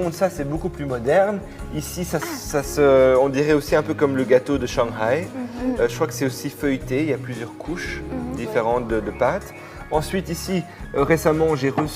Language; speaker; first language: French; native; French